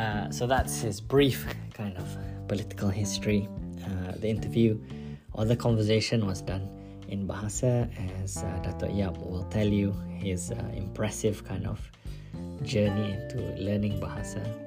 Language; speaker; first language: English; non-native, local second language; Malay